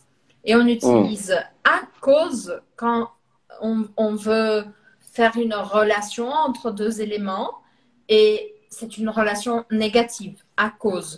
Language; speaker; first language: French; non-native, fluent; Portuguese